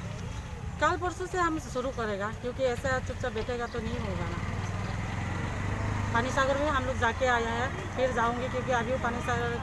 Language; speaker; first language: Hindi; non-native, local second language; Kok Borok